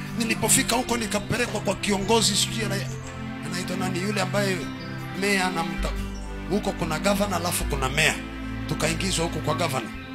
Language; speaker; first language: Swahili; native; Swahili